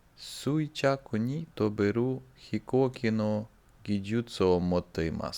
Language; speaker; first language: Japanese; non-native, learner; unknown